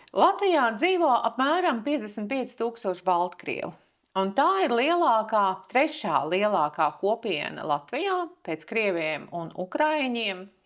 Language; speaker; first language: Latvian; native; Latvian